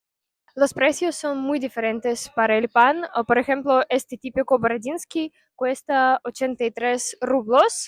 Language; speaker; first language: Spanish; non-native, fluent; Russian